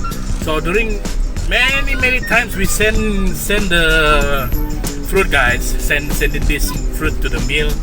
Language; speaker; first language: English; non-native, local second language; Malay